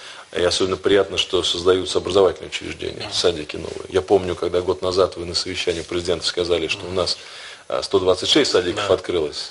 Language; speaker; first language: Russian; native; Russian